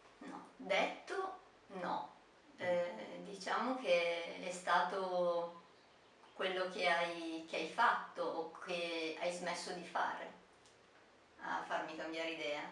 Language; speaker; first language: Italian; native; Italian